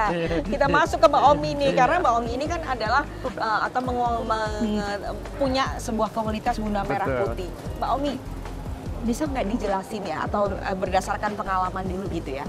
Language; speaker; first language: Indonesian; native; Indonesian